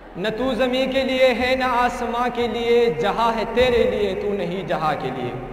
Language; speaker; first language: Urdu; non-native, local second language; Pashto